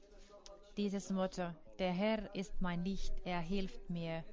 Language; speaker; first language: German; non-native, fluent; Finnish